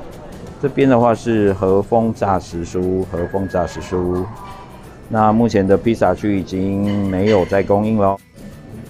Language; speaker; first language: Chinese; native; Chinese